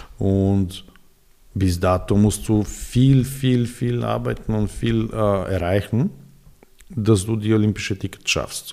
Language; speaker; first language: German; non-native, fluent; Serbian